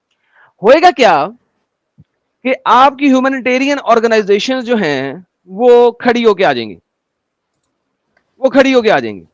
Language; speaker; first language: Hindi; native; Hindi